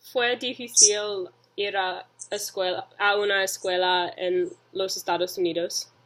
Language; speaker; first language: Spanish; early bilingual, heritage; English